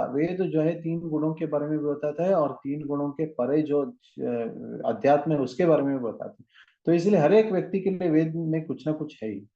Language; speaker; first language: Hindi; non-native, local second language; Kannada